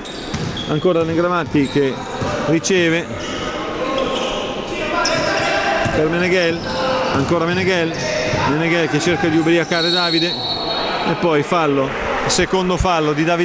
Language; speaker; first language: Italian; native; Italian